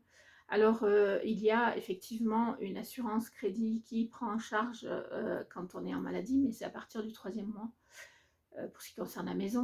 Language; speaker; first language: French; native; French